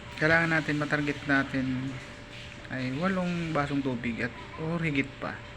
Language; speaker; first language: Filipino; non-native, local second language; Bikol